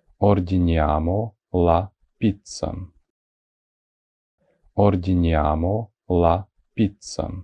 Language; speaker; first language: Italian; non-native, fluent; Ukrainian